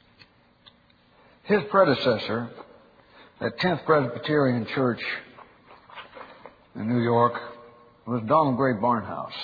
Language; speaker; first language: English; native; English